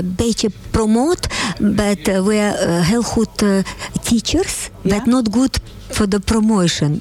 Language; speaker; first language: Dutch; non-native, learner; Russian